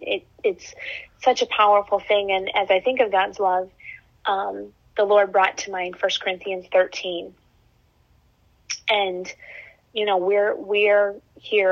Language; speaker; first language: English; native; English